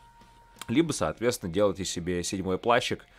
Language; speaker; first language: Russian; native; Russian